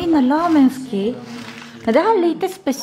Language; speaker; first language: Swedish; non-native, learner; Japanese